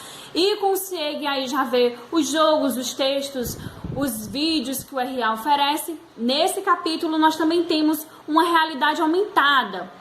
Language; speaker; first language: Portuguese; native; Portuguese